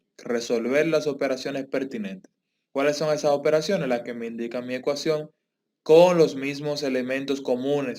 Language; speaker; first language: Spanish; native; Spanish